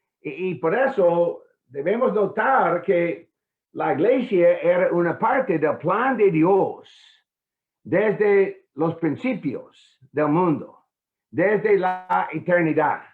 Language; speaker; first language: Spanish; non-native, fluent; English